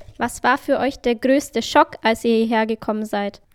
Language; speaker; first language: German; native; German